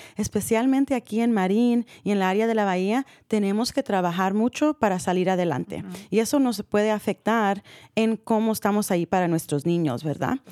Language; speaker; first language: Spanish; early bilingual, heritage; Spanish